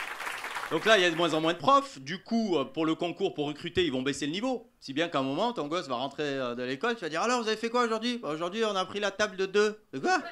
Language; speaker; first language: French; native; French